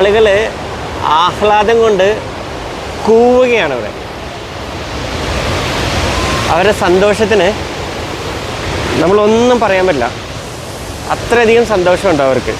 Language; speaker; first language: Malayalam; native; Malayalam